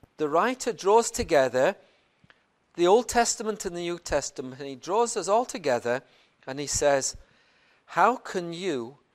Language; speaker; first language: English; native; English